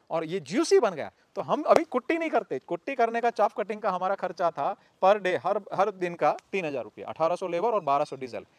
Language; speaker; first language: Hindi; non-native, local second language; Gujarati